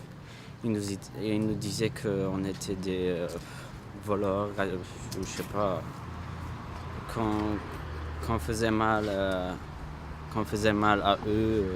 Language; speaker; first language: French; non-native, fluent; Armenian